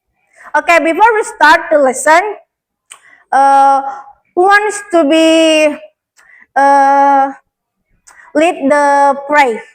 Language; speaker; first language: English; non-native, learner; Indonesian